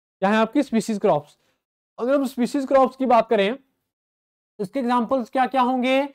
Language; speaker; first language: Hindi; native; Hindi